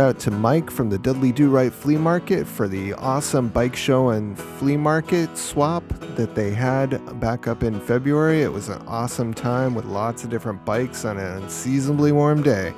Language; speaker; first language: English; native; English